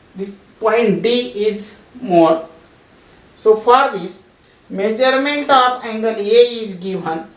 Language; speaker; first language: English; non-native, local second language; Marathi